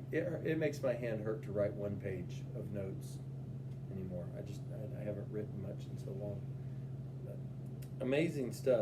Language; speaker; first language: English; native; English